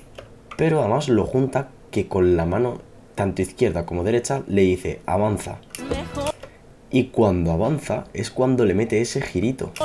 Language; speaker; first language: Spanish; native; Spanish